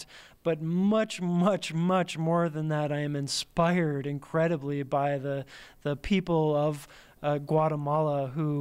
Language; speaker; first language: English; native; English